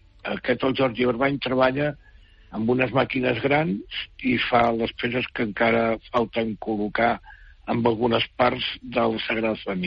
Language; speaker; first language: Catalan; native; Catalan